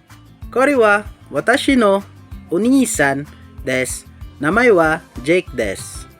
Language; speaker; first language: Japanese; non-native, learner; Hiligaynon